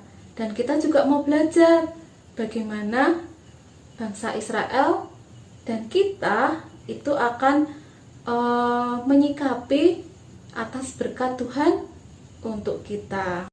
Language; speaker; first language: Indonesian; native; Indonesian